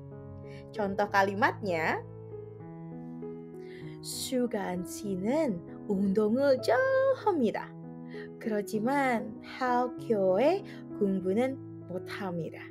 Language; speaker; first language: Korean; non-native, fluent; Indonesian